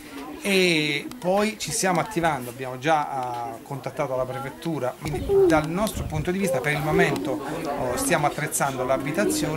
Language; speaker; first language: Italian; native; Italian